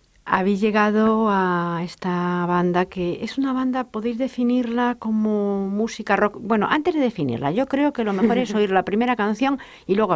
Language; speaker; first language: Spanish; native; Spanish